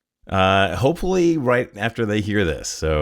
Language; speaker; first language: English; native; English